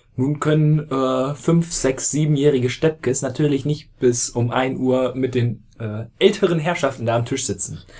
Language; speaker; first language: German; native; German